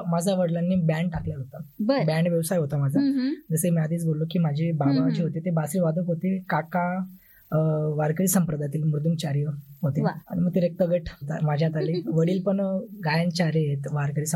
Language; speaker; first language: Marathi; non-native, local second language; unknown